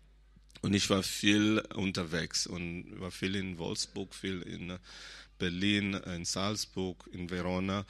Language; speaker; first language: German; non-native, fluent; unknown